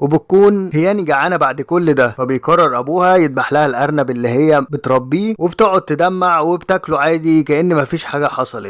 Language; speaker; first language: Arabic; native; Arabic